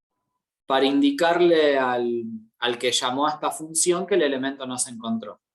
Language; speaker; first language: Spanish; native; Spanish